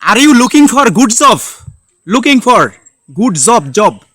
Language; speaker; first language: English; non-native, learner; Bangla